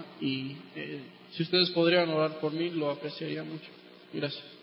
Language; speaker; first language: Spanish; non-native, local second language; English